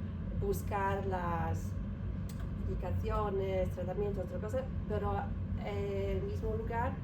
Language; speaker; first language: Spanish; non-native, learner; Polish